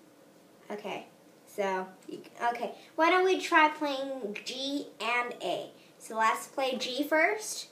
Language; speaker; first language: English; native; English